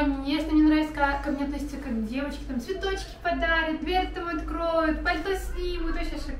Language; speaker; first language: Russian; native; Russian